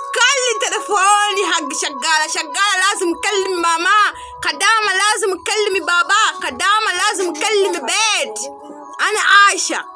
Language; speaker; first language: Arabic; non-native, learner; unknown